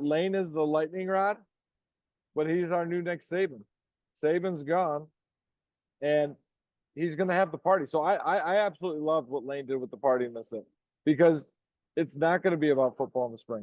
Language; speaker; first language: English; native; English